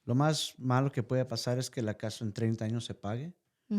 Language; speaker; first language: Spanish; early bilingual, heritage; Spanish